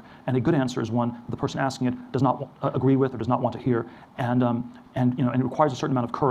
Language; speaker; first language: English; native; English